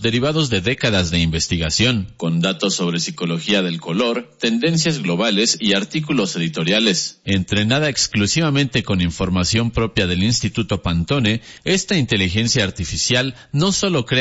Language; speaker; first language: Spanish; native; Spanish